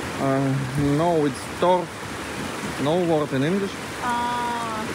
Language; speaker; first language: English; non-native, learner; Russian